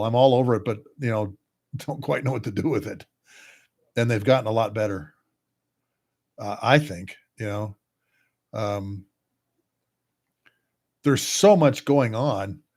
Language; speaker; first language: English; native; English